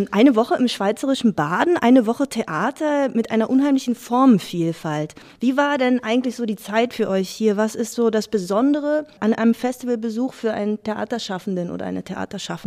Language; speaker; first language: German; native; German